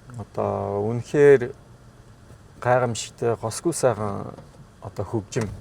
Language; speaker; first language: Mongolian; non-native, fluent; French